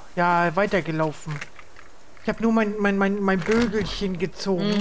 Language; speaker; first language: German; native; German